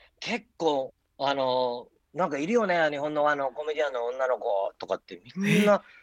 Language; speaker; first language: Japanese; native; Japanese